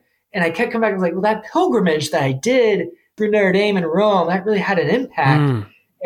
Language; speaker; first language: English; native; English